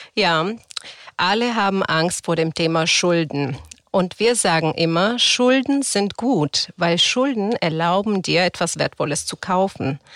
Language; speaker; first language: German; non-native, fluent; Bulgarian